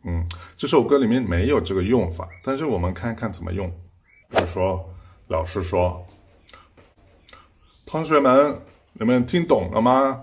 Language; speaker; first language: Chinese; non-native, fluent; Spanish